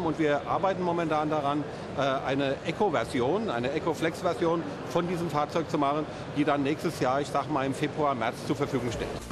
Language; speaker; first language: German; native; German